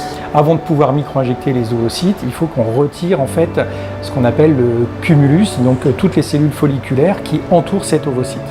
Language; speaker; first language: French; native; French